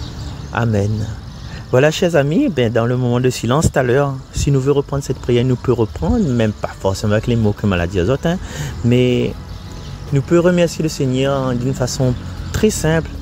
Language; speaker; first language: French; non-native, local second language; Réunion Creole French